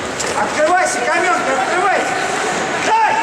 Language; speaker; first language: Russian; native; Russian